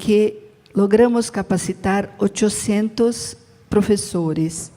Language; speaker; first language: Spanish; non-native, learner; Portuguese